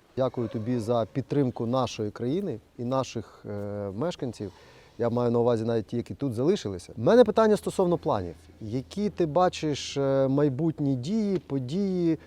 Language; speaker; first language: Ukrainian; native; Ukrainian